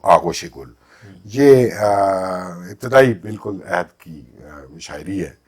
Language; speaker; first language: Urdu; non-native, local second language; Punjabi